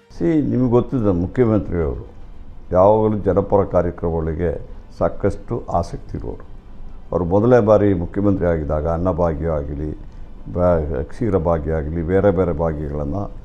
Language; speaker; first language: Kannada; non-native, local second language; Malayalam